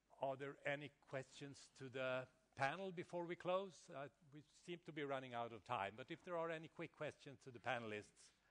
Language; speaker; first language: English; non-native, fluent; Swedish